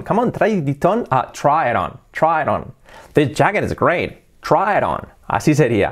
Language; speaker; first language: English; non-native, fluent; Spanish